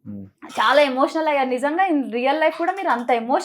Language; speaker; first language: Telugu; native; Telugu